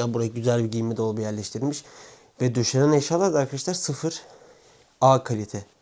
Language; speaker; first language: Turkish; native; Turkish